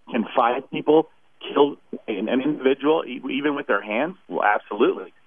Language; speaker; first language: English; native; English